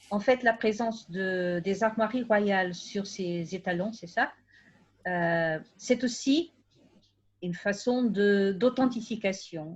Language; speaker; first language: French; non-native, fluent; Portuguese